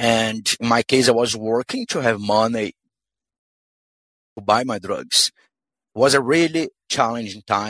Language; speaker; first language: English; non-native, fluent; Portuguese